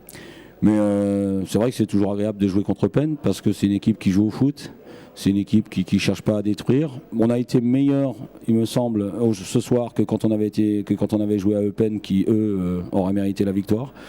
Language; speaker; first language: French; native; French